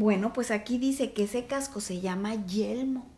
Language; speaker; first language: Spanish; native; Spanish